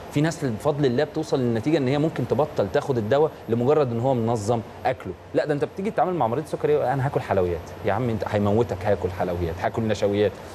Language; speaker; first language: Egyptian Arabic; native; Egyptian Arabic